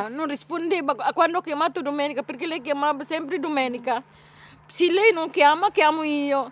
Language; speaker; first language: Italian; non-native, learner; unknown